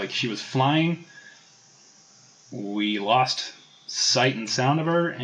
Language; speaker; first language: English; native; English